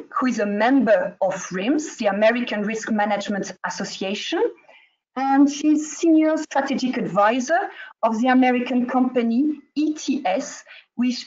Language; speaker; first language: English; non-native, fluent; French